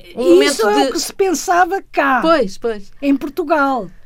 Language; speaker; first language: Portuguese; native; Portuguese